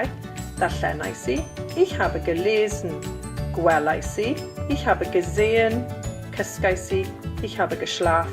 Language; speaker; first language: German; non-native, learner; Welsh